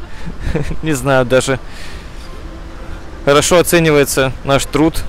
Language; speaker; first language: Russian; native; Russian